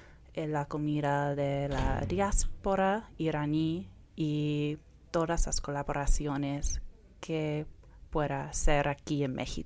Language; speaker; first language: Spanish; non-native, fluent; English